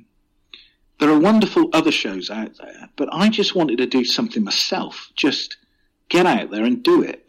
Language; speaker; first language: English; native; English